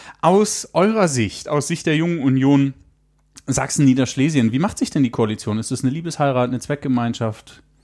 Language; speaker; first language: German; native; German